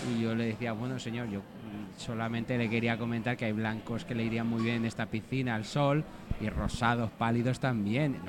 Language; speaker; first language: Spanish; native; Spanish